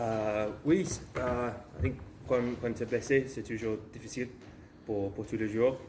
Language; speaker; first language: French; non-native, learner; English